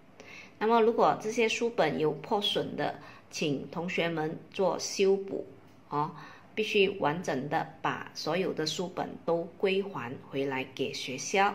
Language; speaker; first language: Chinese; native; Chinese